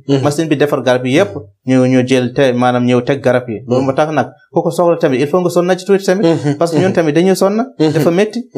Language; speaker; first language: Wolof; non-native, local second language; Fula